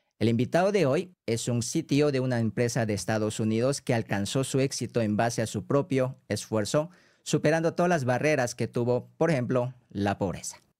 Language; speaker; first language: Spanish; non-native, fluent; Korean